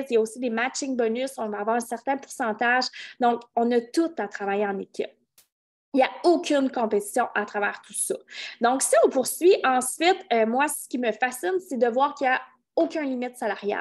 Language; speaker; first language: French; native; French